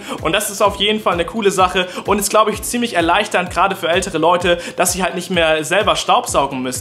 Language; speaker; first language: German; native; German